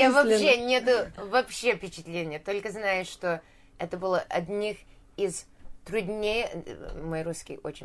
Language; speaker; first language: Russian; early bilingual, heritage; Russian